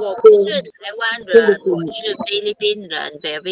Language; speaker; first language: Chinese; non-native, fluent; Filipino